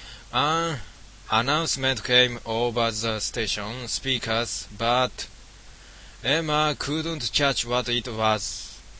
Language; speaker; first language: English; non-native, learner; Japanese